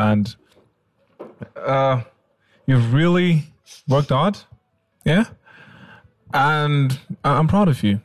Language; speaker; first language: English; native; English